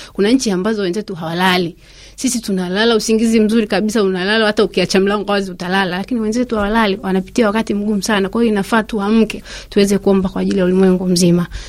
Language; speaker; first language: Swahili; native; Swahili